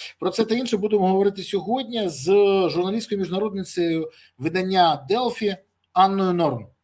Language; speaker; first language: Ukrainian; native; Ukrainian